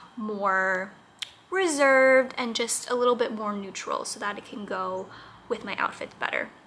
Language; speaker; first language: English; native; English